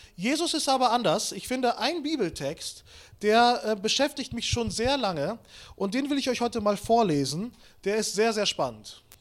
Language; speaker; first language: German; early bilingual, other home language; Russian